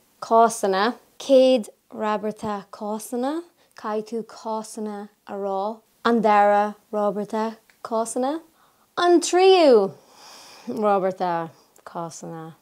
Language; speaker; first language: Irish; non-native, local second language; English